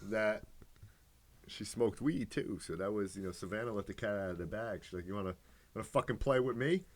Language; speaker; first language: English; native; English